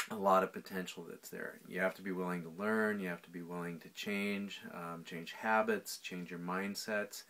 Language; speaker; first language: English; native; English